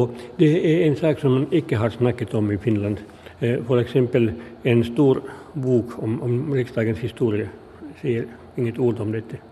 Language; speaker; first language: Norwegian; non-native, fluent; Finnish